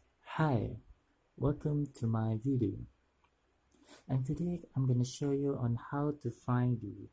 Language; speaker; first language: English; non-native, local second language; Malay